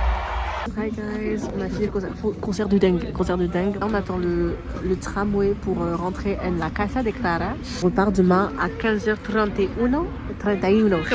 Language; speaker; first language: French; native; French